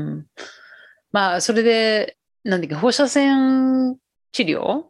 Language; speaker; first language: Japanese; non-native, fluent; English